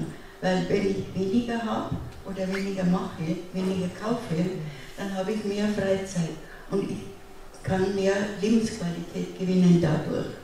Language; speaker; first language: German; non-native, fluent; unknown